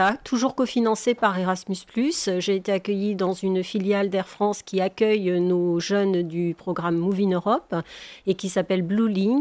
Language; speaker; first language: French; native; French